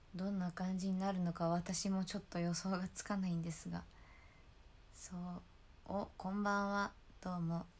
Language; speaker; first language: Japanese; native; Japanese